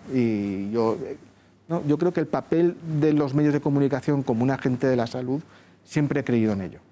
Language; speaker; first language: Spanish; native; Spanish